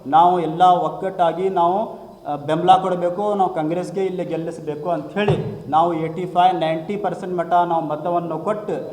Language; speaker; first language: Kannada; non-native, local second language; Urdu